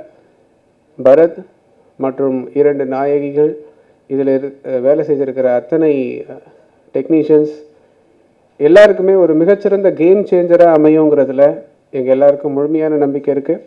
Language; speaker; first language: Tamil; native; Tamil